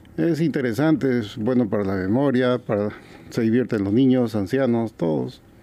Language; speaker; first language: Spanish; native; Spanish